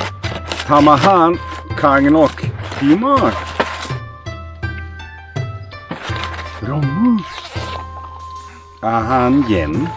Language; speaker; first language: Thai; non-native, learner; Swedish